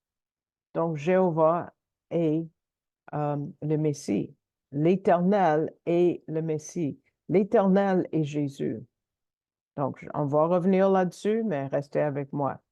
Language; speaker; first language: French; native; French